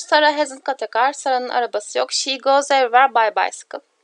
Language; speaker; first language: English; non-native, fluent; Turkish